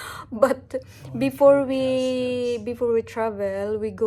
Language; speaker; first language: English; non-native, local second language; Cebuano